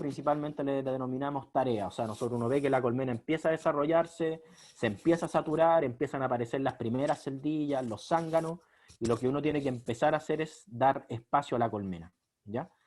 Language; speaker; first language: Spanish; native; Spanish